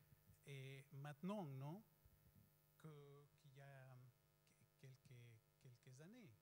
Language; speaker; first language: French; non-native, fluent; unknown